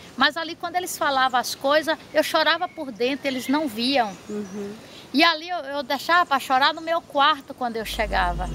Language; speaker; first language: Portuguese; native; Portuguese